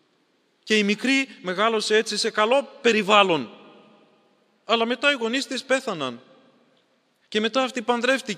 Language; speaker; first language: Greek; native; Greek